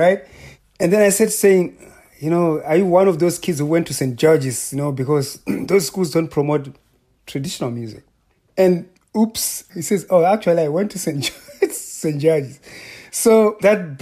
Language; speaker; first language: English; non-native, local second language; Shona